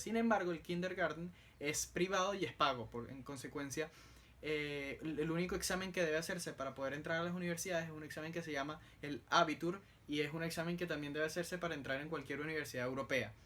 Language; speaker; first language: Spanish; native; Spanish